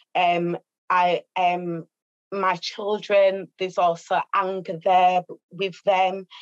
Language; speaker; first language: English; native; English